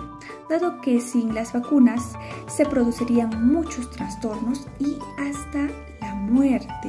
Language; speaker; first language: Spanish; native; Spanish